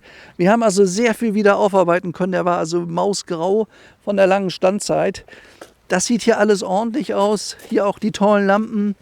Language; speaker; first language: German; native; German